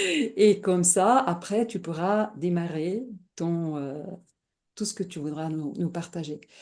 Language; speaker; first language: French; non-native, fluent; Italian